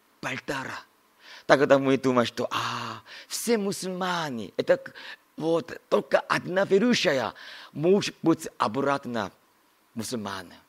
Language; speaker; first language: Russian; non-native, learner; Korean